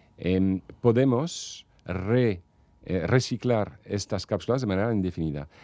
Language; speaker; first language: Spanish; non-native, fluent; French